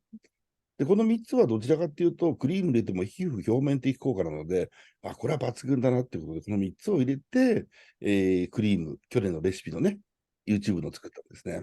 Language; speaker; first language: Japanese; native; Japanese